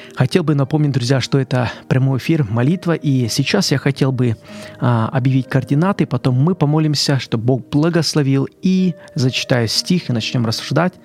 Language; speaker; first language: Russian; native; Russian